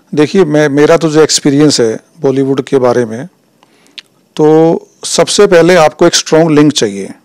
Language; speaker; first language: Hindi; native; Hindi